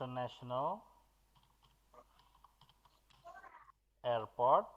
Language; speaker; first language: English; non-native, fluent; Indonesian